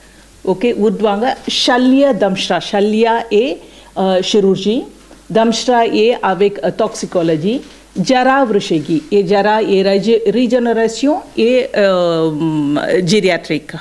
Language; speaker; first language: French; non-native, learner; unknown